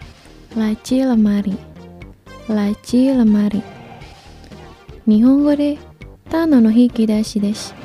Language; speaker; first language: Japanese; non-native, fluent; Indonesian